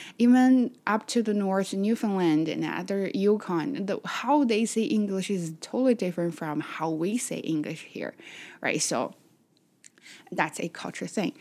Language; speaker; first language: English; non-native, fluent; Chinese